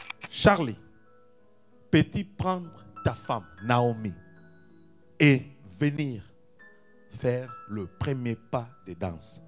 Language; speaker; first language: French; non-native, local second language; Lingala